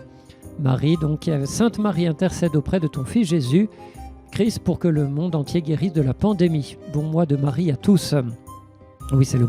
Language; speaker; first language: French; native; French